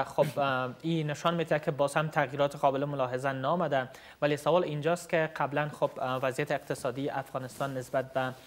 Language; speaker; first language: Persian; native; Persian